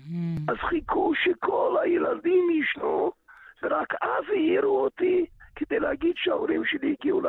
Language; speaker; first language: Hebrew; early bilingual, other home language; Yiddish